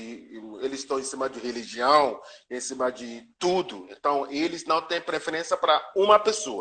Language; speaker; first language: Portuguese; non-native, learner; Yoruba